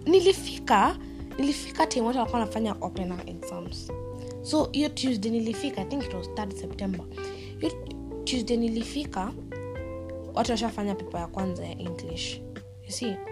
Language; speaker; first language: English; non-native, local second language; Swahili